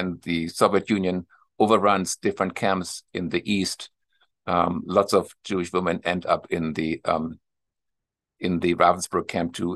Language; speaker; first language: English; non-native, fluent; German